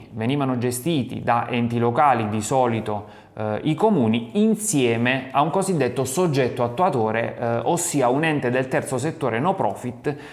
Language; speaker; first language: Italian; native; Italian